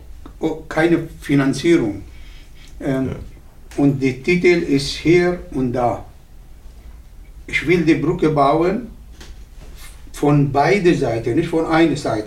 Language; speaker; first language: German; non-native, learner; Arabic